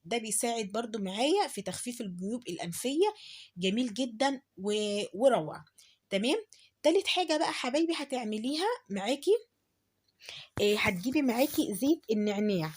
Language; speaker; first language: Arabic; native; Arabic